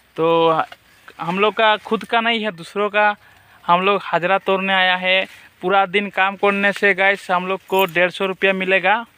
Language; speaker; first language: Hindi; non-native, local second language; Assamese